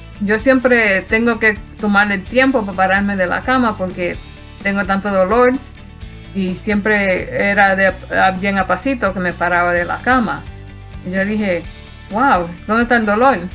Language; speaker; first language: Spanish; early bilingual, heritage; Spanish